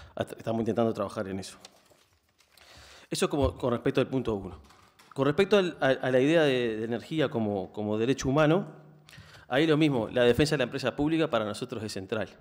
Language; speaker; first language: Spanish; native; Spanish